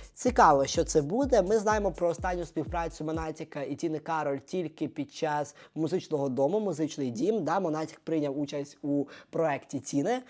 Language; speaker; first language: Ukrainian; native; Ukrainian